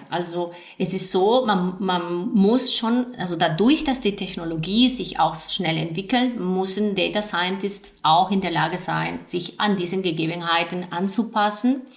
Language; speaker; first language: German; non-native, fluent; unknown